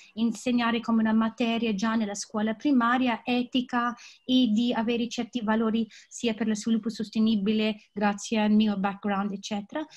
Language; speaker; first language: Italian; non-native, fluent; English